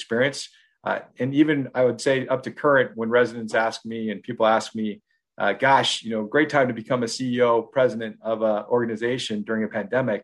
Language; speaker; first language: English; native; English